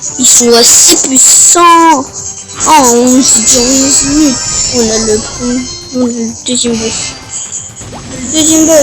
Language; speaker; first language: French; early bilingual, other home language; Romanian